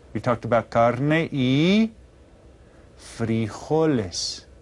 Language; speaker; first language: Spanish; non-native, fluent; English